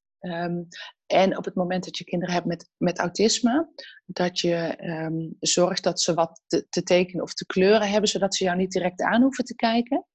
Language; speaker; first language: Dutch; native; Dutch